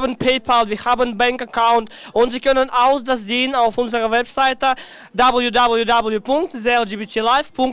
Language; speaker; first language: German; non-native, learner; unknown